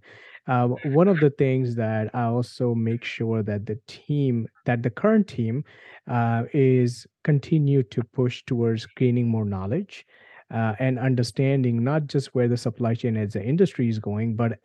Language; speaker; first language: English; non-native, local second language; Gujarati